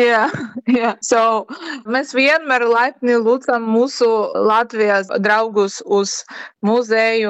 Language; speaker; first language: Latvian; non-native, learner; Ukrainian